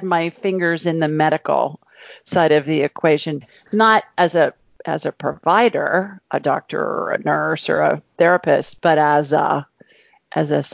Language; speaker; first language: English; native; English